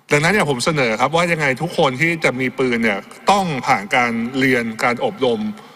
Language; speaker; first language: Thai; native; Thai